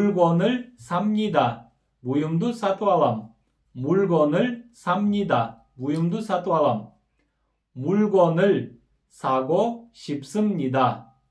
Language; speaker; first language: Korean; non-native, fluent; Kyrgyz